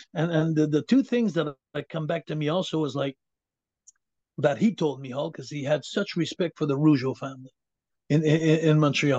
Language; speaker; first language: English; native; English